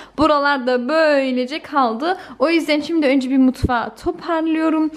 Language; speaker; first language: Turkish; early bilingual, heritage; Turkish